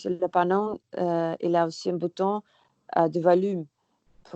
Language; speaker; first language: French; non-native, learner; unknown